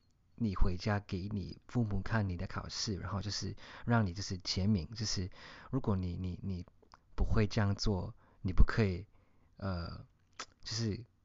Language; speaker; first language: Chinese; early bilingual, heritage; Chinese